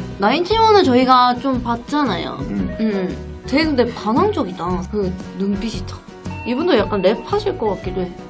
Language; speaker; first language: Korean; native; Korean